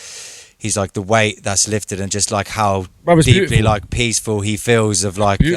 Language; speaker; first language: English; native; English